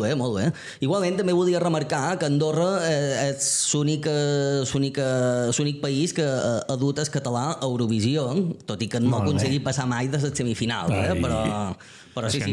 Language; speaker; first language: Catalan; native; Catalan